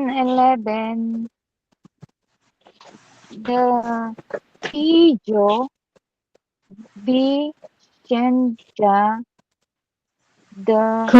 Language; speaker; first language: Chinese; non-native, learner; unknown